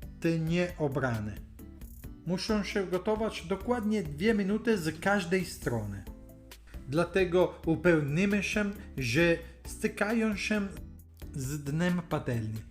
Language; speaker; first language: Polish; non-native, learner; Italian